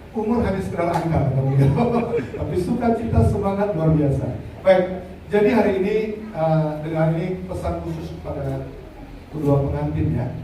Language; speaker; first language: Indonesian; native; Indonesian